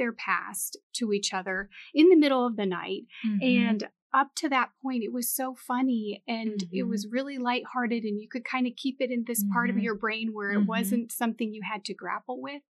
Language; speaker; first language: English; native; English